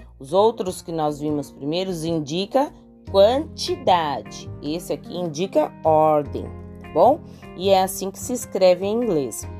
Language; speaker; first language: Portuguese; native; Portuguese